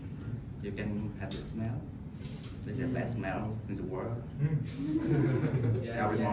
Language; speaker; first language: English; non-native, learner; Vietnamese